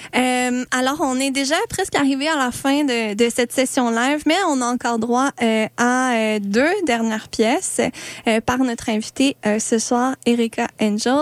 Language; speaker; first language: French; native; French